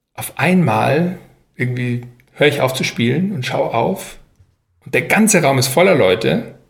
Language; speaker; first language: German; native; German